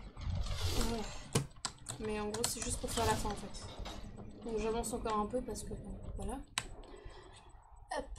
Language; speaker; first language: French; native; French